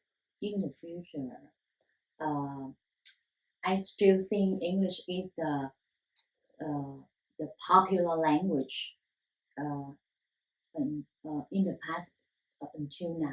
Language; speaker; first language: English; non-native, learner; Vietnamese